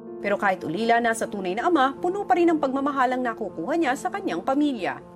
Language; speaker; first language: Filipino; native; Filipino